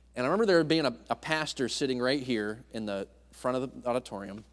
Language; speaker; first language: English; native; English